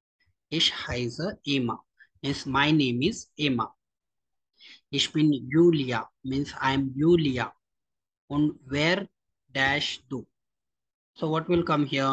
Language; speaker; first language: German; non-native, fluent; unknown